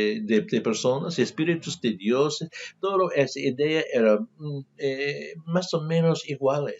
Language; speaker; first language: Spanish; non-native, fluent; English